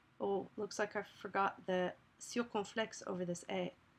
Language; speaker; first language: English; native; English